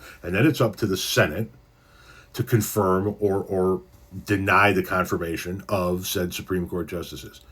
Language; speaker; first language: English; native; English